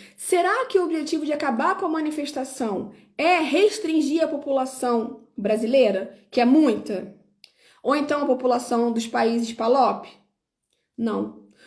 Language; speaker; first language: Portuguese; native; Portuguese